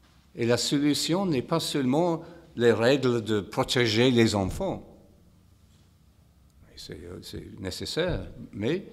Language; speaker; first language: French; non-native, fluent; English